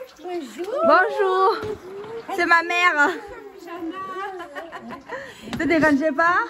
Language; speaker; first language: French; non-native, learner; Vietnamese